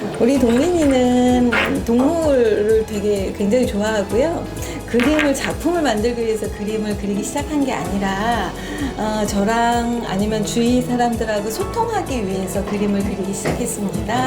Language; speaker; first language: Korean; native; Korean